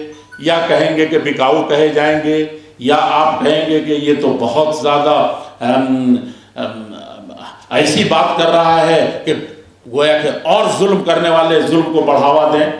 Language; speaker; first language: Urdu; native; Urdu